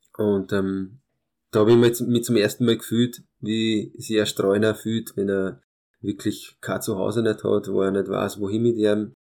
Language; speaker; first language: German; early bilingual, other home language; Hungarian